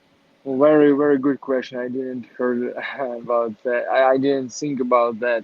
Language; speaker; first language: English; non-native, learner; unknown